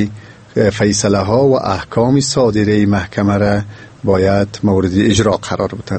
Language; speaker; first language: Persian; native; Persian